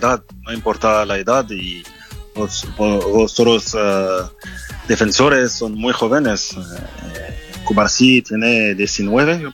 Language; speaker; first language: Spanish; non-native, fluent; French